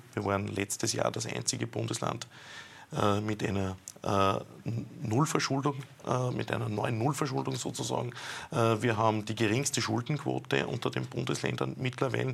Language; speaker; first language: German; native; German